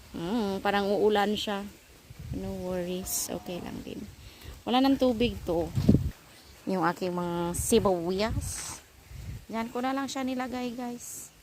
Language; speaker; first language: Filipino; non-native, local second language; Cebuano